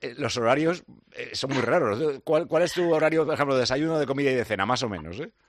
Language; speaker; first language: Spanish; native; Spanish